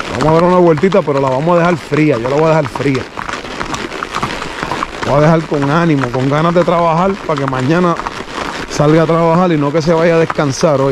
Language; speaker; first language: Spanish; native; Spanish